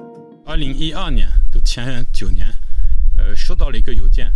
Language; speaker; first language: Chinese; non-native, fluent; French